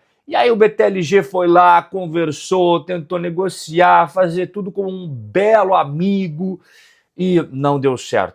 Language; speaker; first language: Portuguese; native; Portuguese